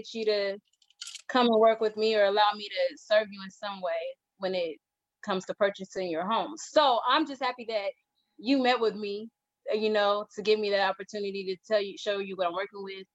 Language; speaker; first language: English; native; English